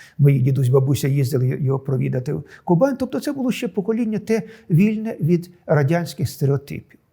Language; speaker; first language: Ukrainian; native; Ukrainian